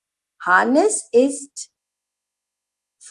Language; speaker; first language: German; non-native, learner; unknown